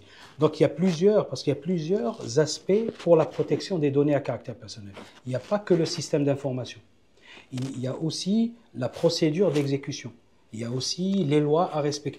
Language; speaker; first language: French; non-native, local second language; Arabic